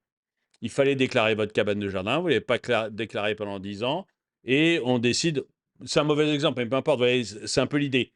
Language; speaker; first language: French; native; French